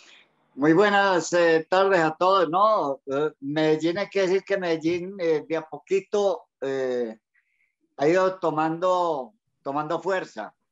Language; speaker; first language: Spanish; native; Spanish